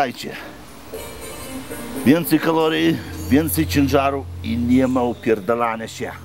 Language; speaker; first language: Polish; non-native, fluent; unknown